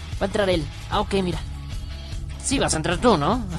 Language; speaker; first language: Spanish; native; Spanish